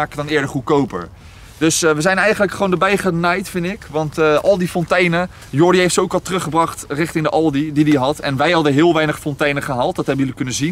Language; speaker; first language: Dutch; native; Dutch